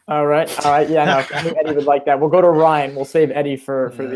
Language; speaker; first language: English; native; English